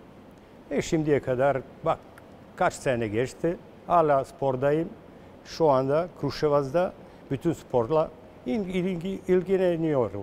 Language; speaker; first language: Turkish; non-native, learner; Serbian